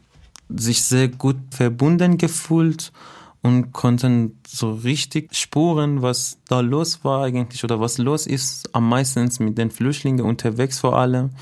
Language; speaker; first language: German; non-native, fluent; Persian